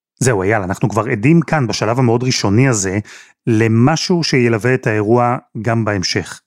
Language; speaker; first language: Hebrew; native; Hebrew